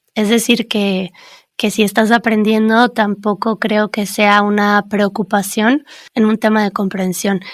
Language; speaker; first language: Spanish; native; Spanish